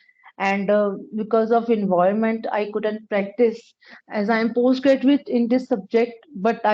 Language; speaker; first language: English; non-native, local second language; Punjabi